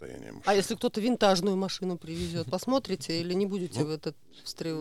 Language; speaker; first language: Russian; native; Russian